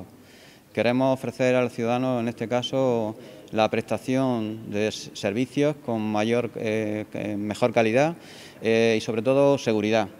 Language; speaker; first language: Spanish; native; Spanish